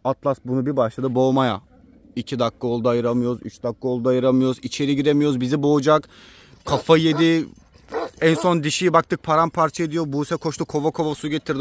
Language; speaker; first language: Turkish; native; Turkish